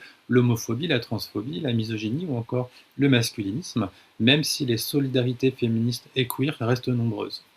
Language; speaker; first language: French; native; French